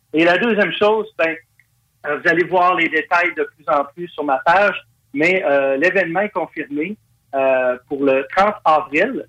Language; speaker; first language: French; native; French